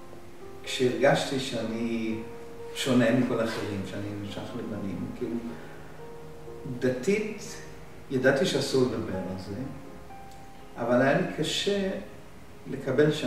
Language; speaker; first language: Hebrew; non-native, fluent; English